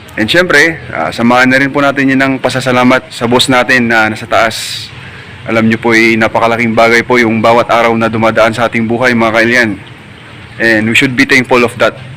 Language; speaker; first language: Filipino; non-native, local second language; Iloko